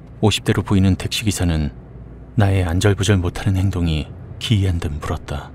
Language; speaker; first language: Korean; native; Korean